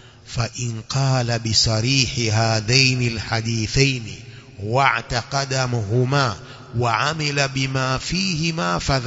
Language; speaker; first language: Arabic; non-native, fluent; Swahili